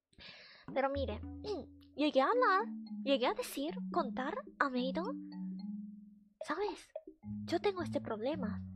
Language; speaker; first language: Spanish; non-native, fluent; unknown